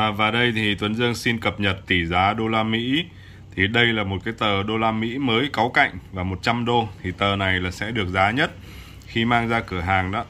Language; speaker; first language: Vietnamese; native; Vietnamese